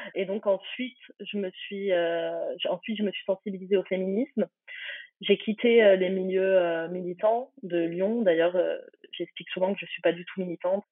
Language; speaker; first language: French; early bilingual, other home language; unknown